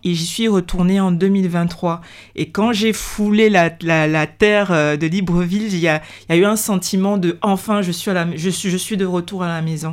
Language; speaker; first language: French; native; French